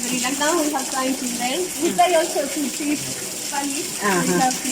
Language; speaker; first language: English; non-native, learner; Spanish